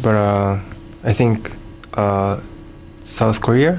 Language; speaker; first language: English; non-native, learner; Japanese